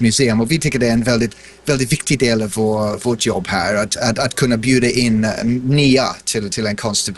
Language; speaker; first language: Swedish; non-native, fluent; English